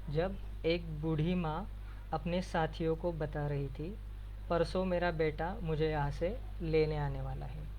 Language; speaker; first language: Hindi; non-native, local second language; Marathi